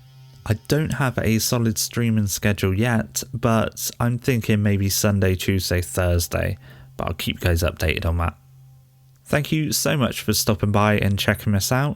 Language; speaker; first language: English; native; English